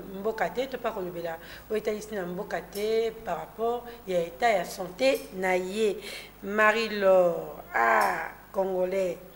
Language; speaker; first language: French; non-native, local second language; Lingala